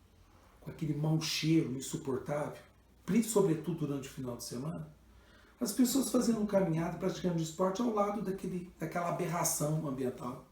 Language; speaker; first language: Portuguese; native; Portuguese